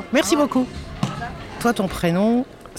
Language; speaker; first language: French; native; French